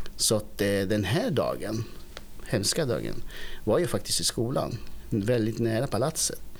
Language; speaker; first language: Swedish; early bilingual, other home language; Spanish